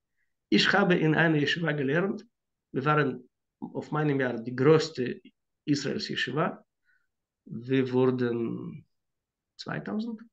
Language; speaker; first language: German; non-native, fluent; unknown